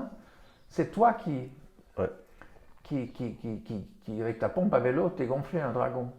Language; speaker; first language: French; native; French